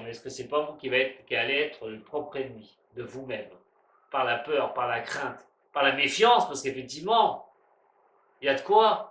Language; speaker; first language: French; native; French